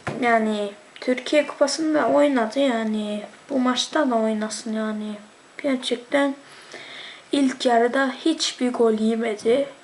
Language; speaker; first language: Turkish; early bilingual, heritage; Turkish